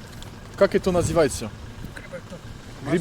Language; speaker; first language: Russian; non-native, learner; French